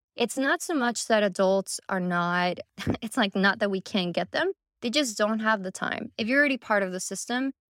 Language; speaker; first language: English; early bilingual, other home language; Spanish